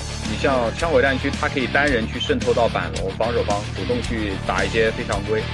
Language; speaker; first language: Chinese; native; Chinese